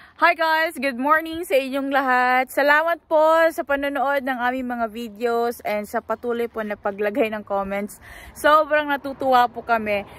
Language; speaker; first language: Filipino; non-native, local second language; Cebuano